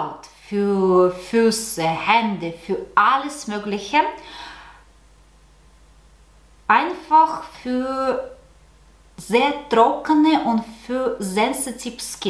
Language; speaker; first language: German; non-native, learner; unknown